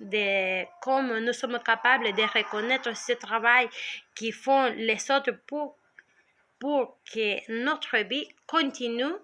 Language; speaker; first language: French; non-native, learner; Spanish